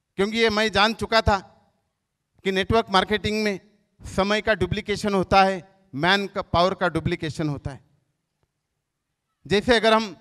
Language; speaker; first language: Hindi; non-native, local second language; Marathi